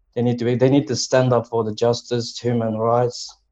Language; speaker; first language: English; non-native, learner; Chinese